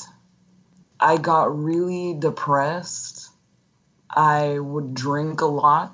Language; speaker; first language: English; non-native, fluent; Spanish